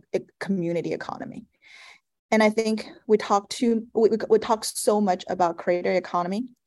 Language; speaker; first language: English; non-native, fluent; Chinese